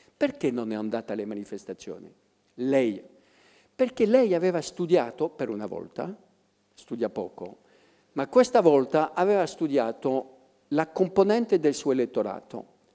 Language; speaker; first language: Italian; non-native, fluent; French